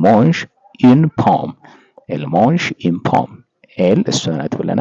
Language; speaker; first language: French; non-native, fluent; Amharic